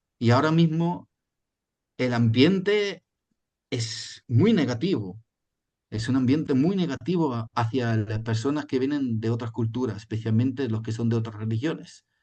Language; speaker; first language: Spanish; non-native, fluent; German